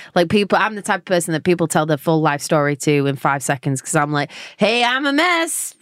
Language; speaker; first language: English; native; English